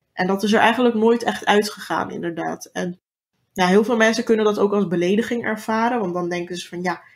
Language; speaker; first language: Dutch; early bilingual, other home language; Turkish